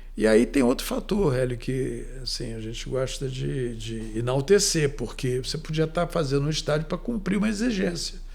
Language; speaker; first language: Portuguese; native; Portuguese